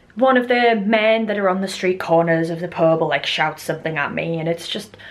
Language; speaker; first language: English; native; English